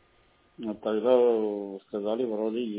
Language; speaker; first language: Russian; non-native, local second language; Armenian